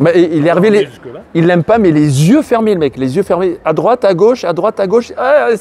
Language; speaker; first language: French; native; French